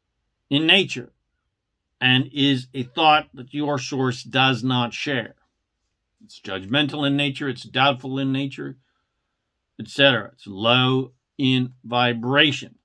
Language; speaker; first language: English; native; English